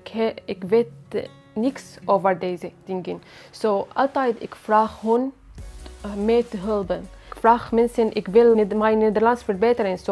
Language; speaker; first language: Dutch; non-native, learner; Arabic